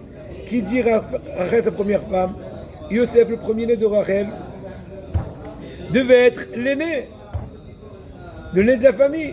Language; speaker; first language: French; native; French